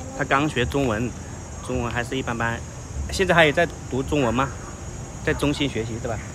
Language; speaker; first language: Chinese; native; Chinese